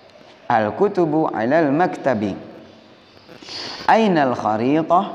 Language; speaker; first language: Arabic; non-native, fluent; Indonesian